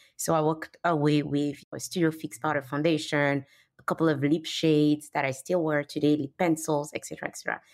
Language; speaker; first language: English; non-native, fluent; French